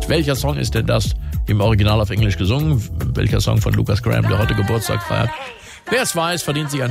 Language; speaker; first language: German; native; German